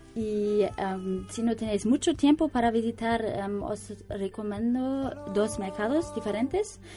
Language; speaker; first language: Spanish; non-native, learner; German